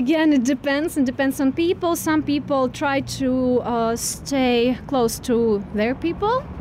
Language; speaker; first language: English; non-native, fluent; Russian